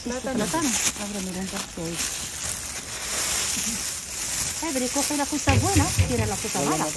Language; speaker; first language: Spanish; non-native, learner; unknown